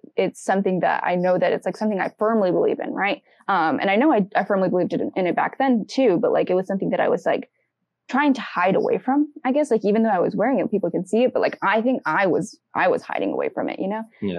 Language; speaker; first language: English; native; English